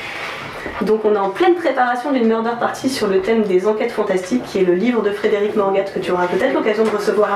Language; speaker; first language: French; native; French